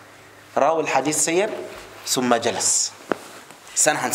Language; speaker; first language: Swedish; non-native, fluent; Arabic